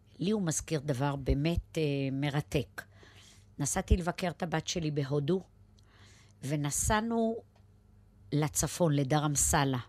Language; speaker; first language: Hebrew; native; Hebrew